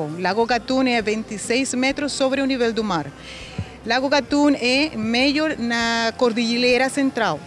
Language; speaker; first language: Portuguese; non-native, learner; Spanish